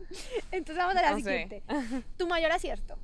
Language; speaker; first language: Spanish; native; Spanish